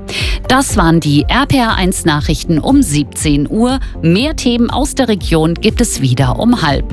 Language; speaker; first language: German; native; German